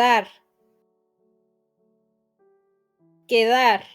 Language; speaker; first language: Spanish; non-native, fluent; English